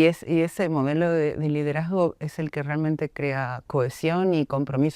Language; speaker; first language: Spanish; native; Spanish